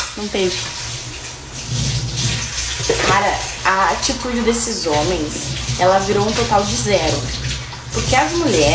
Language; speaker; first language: Portuguese; native; Portuguese